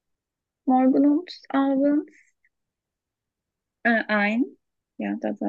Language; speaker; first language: German; non-native, learner; Turkish